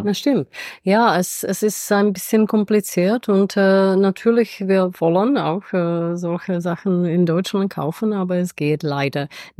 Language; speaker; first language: German; non-native, fluent; Czech